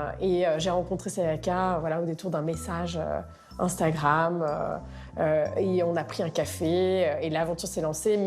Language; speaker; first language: French; native; French